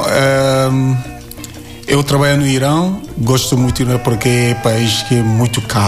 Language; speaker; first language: Portuguese; non-native, learner; Yoruba